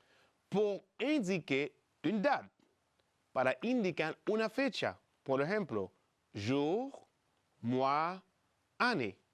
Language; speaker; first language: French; non-native, fluent; Spanish